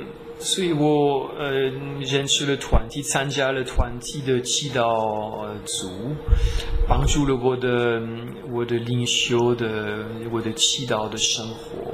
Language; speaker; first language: Chinese; non-native, fluent; French